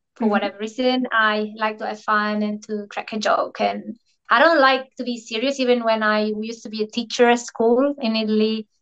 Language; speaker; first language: English; non-native, fluent; Italian